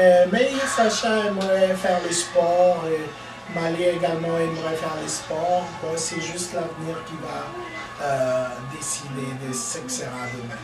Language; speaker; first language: French; non-native, local second language; Lingala